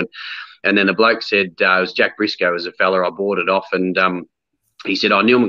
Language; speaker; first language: English; native; English